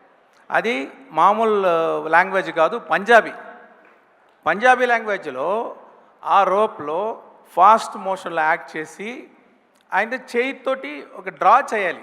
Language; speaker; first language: Telugu; non-native, local second language; Tamil